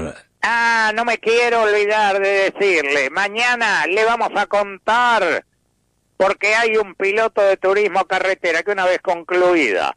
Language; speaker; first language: Spanish; native; Spanish